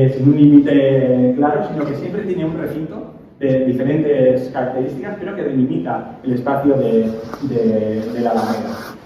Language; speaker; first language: Spanish; native; Spanish